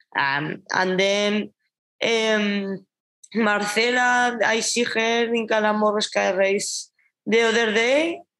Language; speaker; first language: English; non-native, learner; Spanish